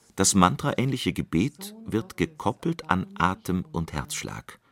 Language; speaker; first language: German; native; German